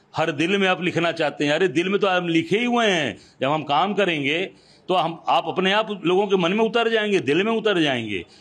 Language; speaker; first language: Hindi; native; Hindi